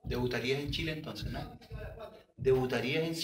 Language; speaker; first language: Spanish; early bilingual, heritage; French